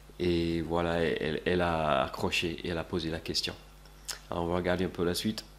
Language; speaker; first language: French; non-native, fluent; English